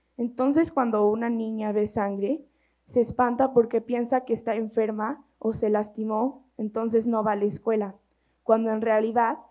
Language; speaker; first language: Spanish; native; Spanish